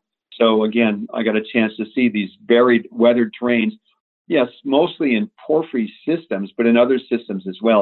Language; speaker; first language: English; native; English